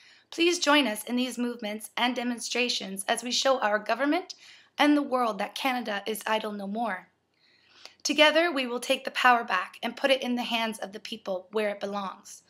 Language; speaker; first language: English; native; English